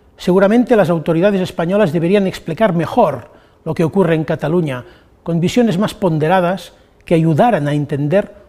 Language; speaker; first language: Spanish; non-native, local second language; Catalan